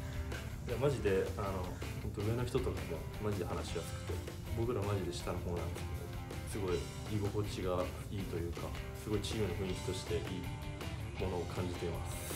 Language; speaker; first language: Japanese; native; Japanese